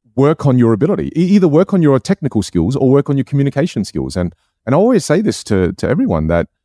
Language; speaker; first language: English; non-native, local second language; Chinese